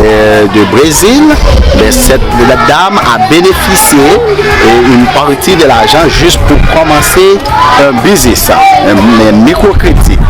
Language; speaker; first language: French; non-native, local second language; Haitian Creole